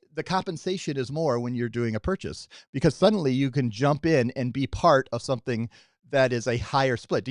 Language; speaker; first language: English; native; English